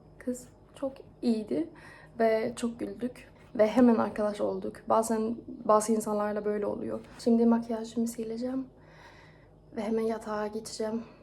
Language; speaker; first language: Turkish; non-native, fluent; Persian